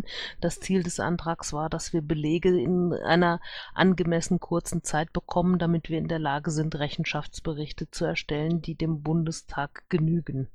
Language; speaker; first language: German; native; German